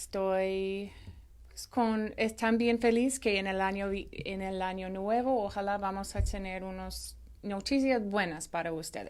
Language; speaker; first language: Spanish; non-native, fluent; English